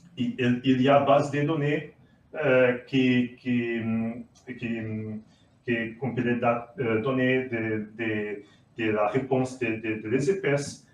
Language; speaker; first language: French; non-native, learner; Portuguese